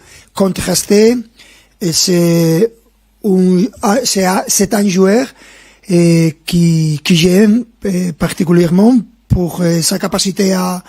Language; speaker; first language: French; non-native, fluent; Spanish